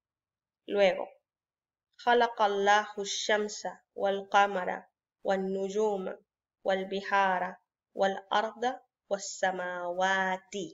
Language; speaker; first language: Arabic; non-native, fluent; Spanish